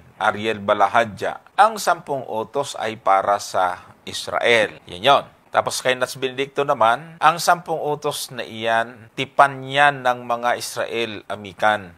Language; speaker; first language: Filipino; non-native, local second language; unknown